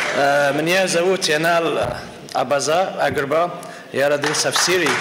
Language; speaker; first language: Russian; non-native, fluent; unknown